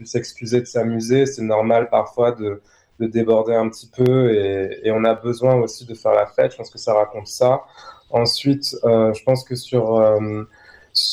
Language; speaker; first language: French; native; French